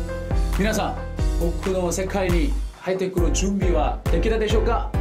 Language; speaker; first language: Japanese; non-native, learner; Korean